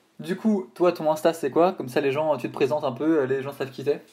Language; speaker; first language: French; native; French